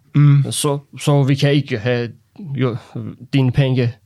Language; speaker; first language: Danish; non-native, fluent; Persian